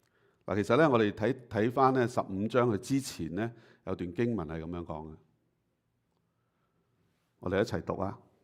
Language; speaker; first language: Chinese; native; Chinese